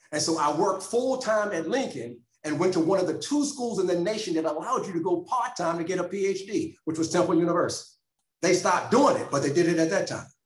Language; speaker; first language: English; native; English